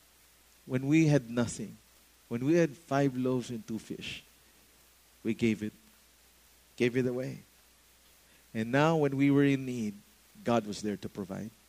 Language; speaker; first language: English; non-native, local second language; Filipino